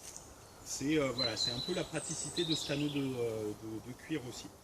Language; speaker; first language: French; native; French